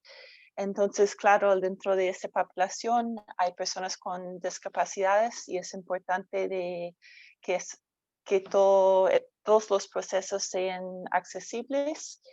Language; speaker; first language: Spanish; non-native, fluent; English